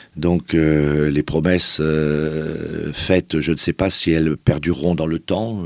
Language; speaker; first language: French; native; French